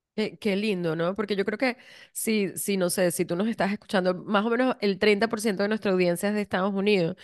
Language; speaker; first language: Spanish; native; Spanish